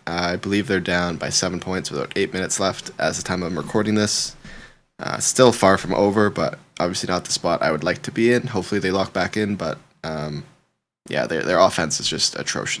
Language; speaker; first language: English; native; English